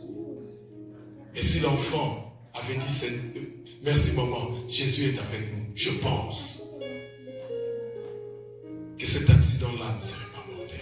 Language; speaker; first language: French; non-native, local second language; Lingala